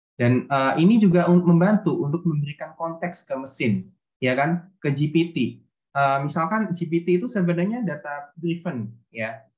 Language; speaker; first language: Indonesian; native; Indonesian